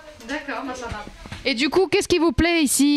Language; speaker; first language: French; native; French